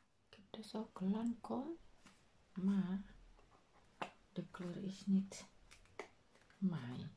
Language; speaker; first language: Dutch; non-native, learner; Indonesian